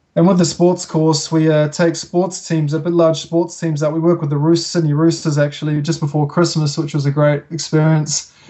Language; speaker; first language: English; native; English